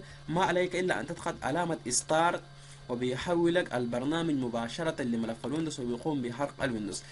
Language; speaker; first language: Arabic; native; Arabic